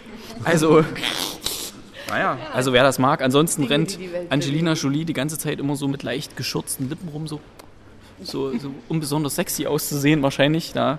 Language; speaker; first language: German; native; German